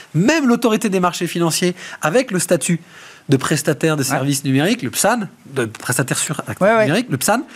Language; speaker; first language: French; native; French